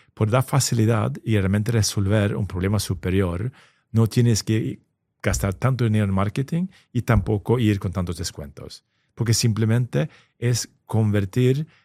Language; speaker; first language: Spanish; non-native, fluent; Swedish